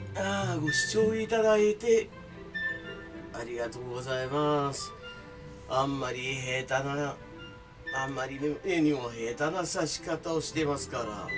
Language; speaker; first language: Japanese; non-native, fluent; English